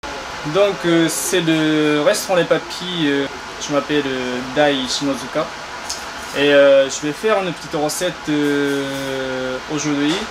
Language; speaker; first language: French; non-native, learner; Japanese